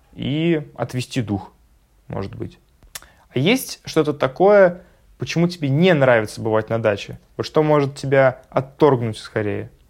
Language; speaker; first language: Russian; native; Russian